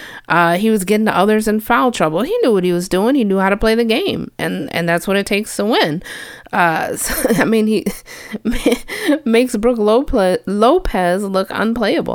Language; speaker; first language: English; native; English